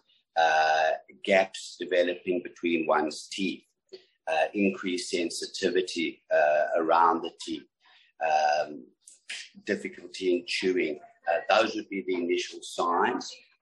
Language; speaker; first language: English; native; English